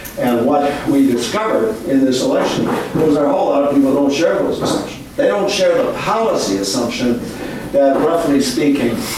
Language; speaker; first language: English; native; English